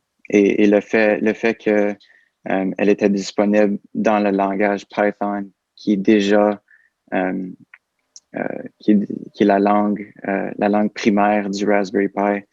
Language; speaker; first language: French; native; French